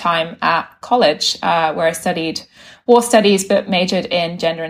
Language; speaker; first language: English; native; English